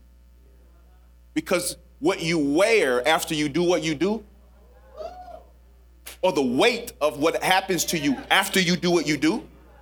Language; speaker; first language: English; native; English